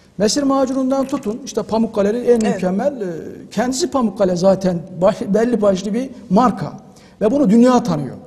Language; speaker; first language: Turkish; native; Turkish